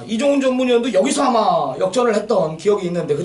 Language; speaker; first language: Korean; native; Korean